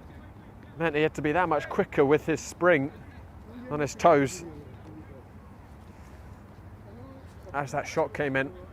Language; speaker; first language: English; native; English